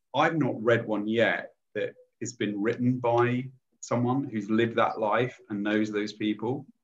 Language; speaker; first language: English; native; English